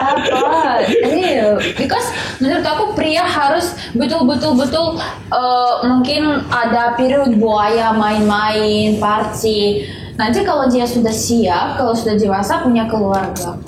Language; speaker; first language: Indonesian; non-native, learner; Russian